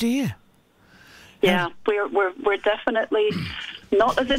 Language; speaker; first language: English; native; English